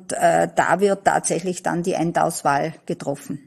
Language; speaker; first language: German; native; German